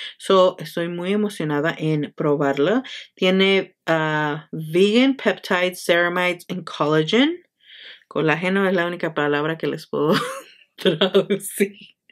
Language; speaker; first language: Spanish; early bilingual, heritage; Spanish